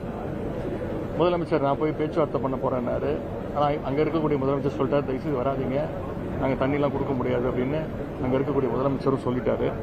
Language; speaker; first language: Tamil; native; Tamil